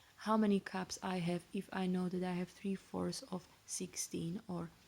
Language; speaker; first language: English; non-native, fluent; Slovak